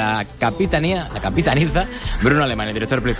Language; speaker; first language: Spanish; native; Spanish